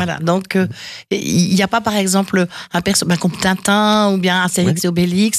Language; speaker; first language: French; native; French